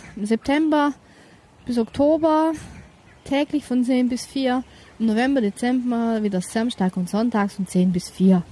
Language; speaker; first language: German; native; German